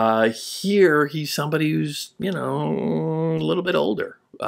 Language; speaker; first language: English; native; English